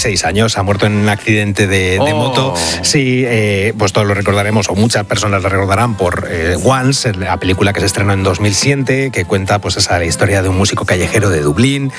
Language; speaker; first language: Spanish; native; Spanish